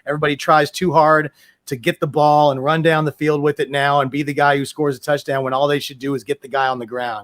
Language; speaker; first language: English; native; English